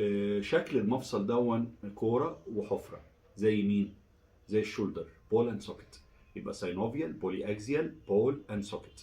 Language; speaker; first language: Arabic; native; Arabic